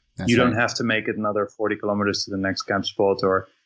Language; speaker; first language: English; non-native, fluent; Dutch